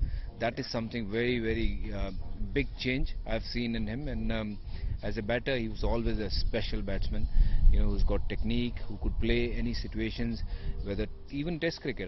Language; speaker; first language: English; non-native, local second language; Punjabi